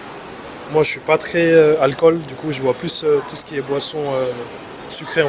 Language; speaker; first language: French; early bilingual, other home language; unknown